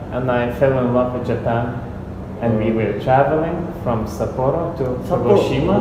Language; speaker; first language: English; non-native, fluent; Lithuanian